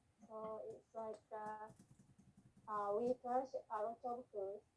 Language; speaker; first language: English; non-native, learner; Japanese